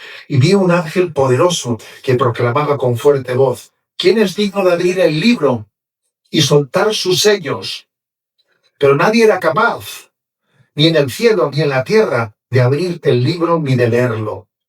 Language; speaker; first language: Spanish; native; Spanish